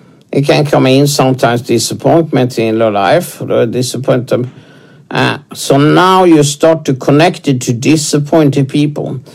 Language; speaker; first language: English; non-native, fluent; Swedish